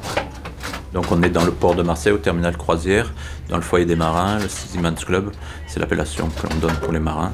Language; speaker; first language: French; native; French